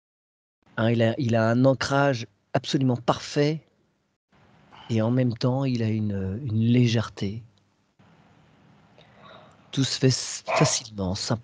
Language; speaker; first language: French; native; French